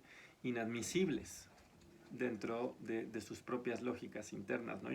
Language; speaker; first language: Spanish; native; Spanish